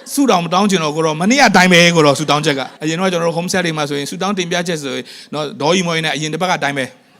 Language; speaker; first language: Burmese; non-native, local second language; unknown